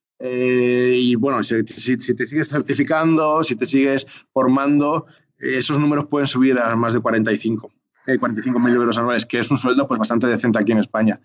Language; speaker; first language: Spanish; native; Spanish